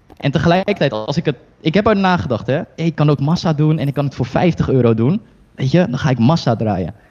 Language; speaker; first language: Dutch; early bilingual, other home language; Chinese